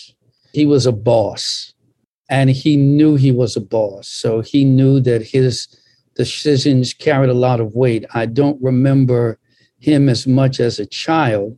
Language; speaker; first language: English; native; English